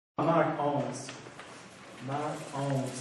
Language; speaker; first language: French; non-native, fluent; English